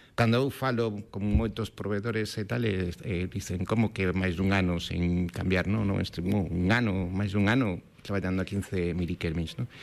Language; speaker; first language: Galician; non-native, local second language; Spanish